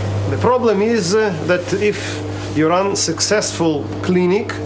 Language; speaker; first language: English; non-native, fluent; Ukrainian